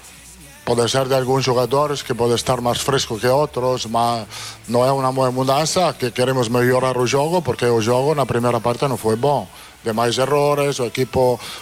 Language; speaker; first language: Portuguese; non-native, learner; Italian